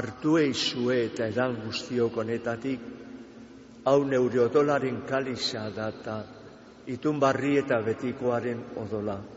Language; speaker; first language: Basque; native; Basque